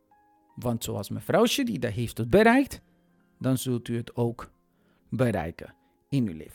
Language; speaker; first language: Dutch; non-native, fluent; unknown